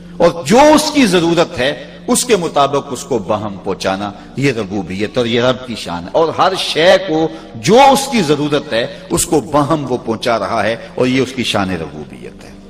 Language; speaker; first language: Urdu; non-native, local second language; Punjabi